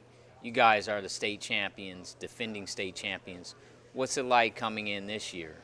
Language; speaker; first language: English; native; English